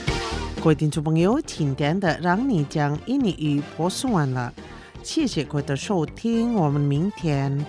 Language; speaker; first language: Chinese; early bilingual, heritage; Chinese